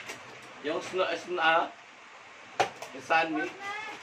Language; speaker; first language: Filipino; native; Filipino